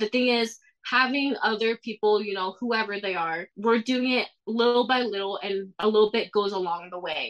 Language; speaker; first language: English; early bilingual, other home language; Thai